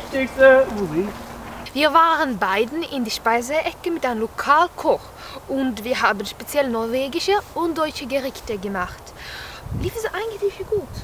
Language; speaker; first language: German; non-native, learner; Norwegian